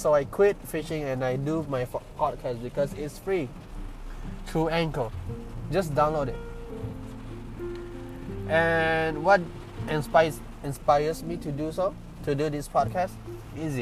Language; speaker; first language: English; non-native, local second language; Malay